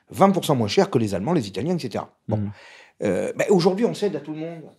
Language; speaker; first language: French; native; French